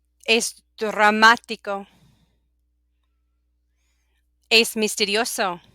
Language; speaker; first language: Spanish; non-native, fluent; English